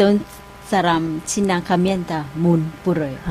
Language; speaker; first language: Korean; non-native, learner; Thai